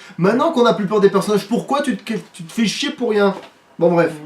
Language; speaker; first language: French; native; French